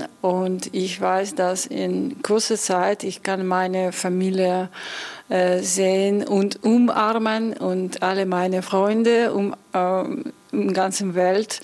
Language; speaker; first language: German; non-native, fluent; Russian